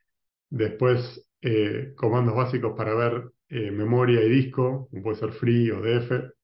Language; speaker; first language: Spanish; native; Spanish